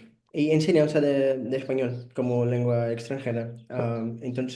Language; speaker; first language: Spanish; non-native, fluent; Portuguese